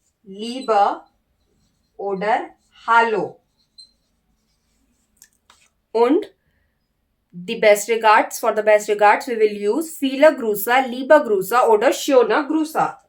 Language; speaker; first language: German; non-native, learner; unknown